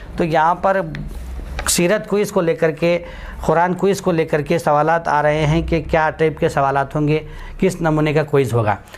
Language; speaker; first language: Urdu; native; Urdu